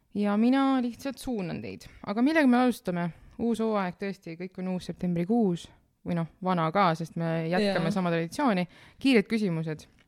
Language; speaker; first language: Estonian; native; Estonian